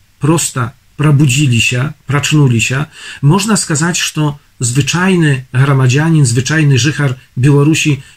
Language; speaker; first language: Belarusian; native; Belarusian